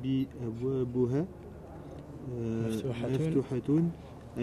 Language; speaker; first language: Arabic; non-native, learner; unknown